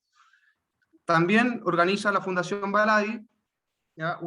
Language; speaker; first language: Spanish; native; Spanish